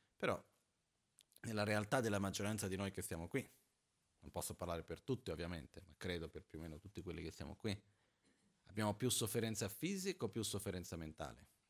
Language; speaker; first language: Italian; non-native, fluent; Portuguese